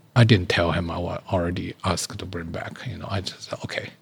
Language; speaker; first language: English; non-native, learner; Chinese